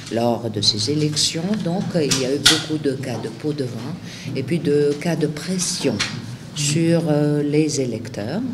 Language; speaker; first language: French; non-native, fluent; Armenian